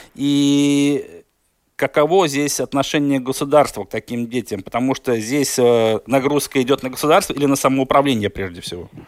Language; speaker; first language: Russian; native; Russian